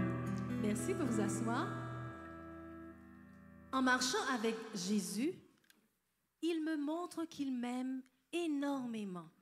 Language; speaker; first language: French; native; French